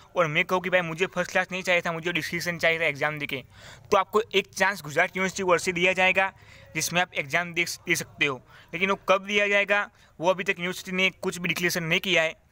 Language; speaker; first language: Hindi; non-native, local second language; Gujarati